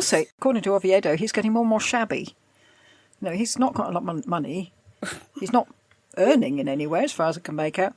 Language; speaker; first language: English; native; English